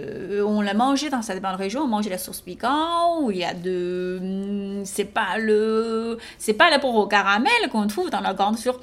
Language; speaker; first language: French; non-native, fluent; Chinese